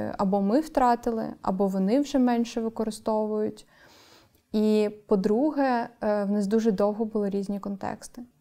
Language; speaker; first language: Ukrainian; non-native, local second language; Crimean Tatar